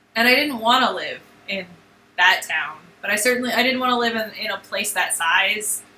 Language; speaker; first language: English; native; English